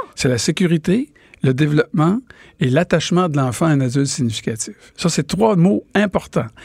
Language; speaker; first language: French; native; French